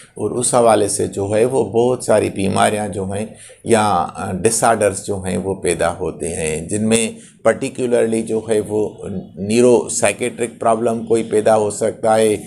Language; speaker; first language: Urdu; non-native, local second language; Sindhi